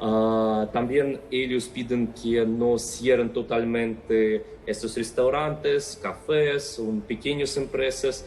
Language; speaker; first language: Spanish; non-native, fluent; Russian